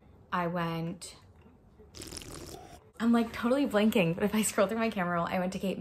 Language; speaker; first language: English; native; English